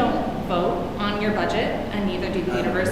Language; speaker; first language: English; native; English